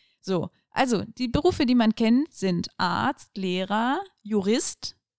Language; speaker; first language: German; native; German